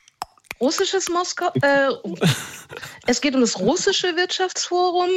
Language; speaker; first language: German; native; German